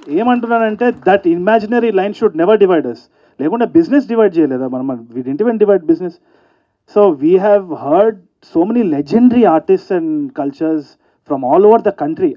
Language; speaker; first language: Telugu; native; Telugu